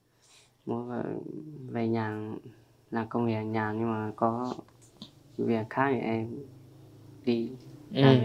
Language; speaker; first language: Vietnamese; non-native, local second language; Hmong